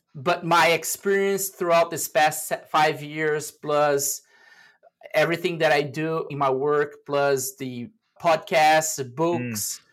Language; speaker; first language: English; non-native, fluent; Portuguese